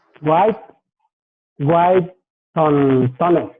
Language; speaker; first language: English; non-native, learner; Spanish